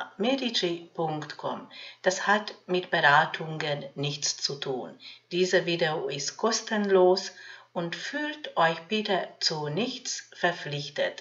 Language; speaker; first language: German; non-native, fluent; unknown